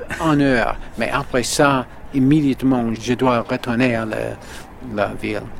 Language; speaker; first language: French; non-native, learner; English